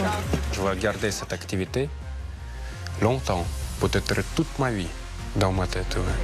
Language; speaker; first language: French; non-native, learner; Russian